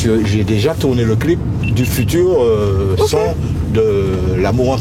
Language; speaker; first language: French; native; French